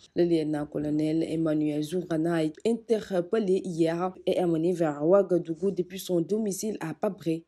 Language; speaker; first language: French; non-native, local second language; Wolof